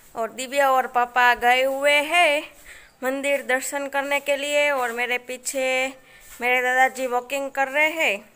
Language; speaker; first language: Hindi; non-native, local second language; Gujarati